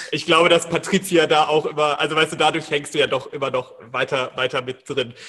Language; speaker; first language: German; native; German